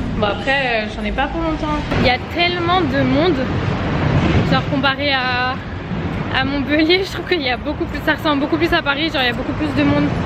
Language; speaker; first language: French; early bilingual, other home language; Portuguese